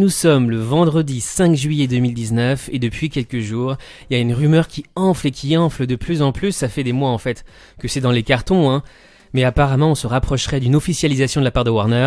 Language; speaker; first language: French; native; French